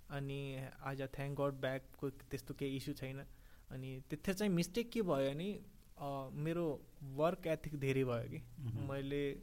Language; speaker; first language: Nepali; early bilingual, heritage; Nepali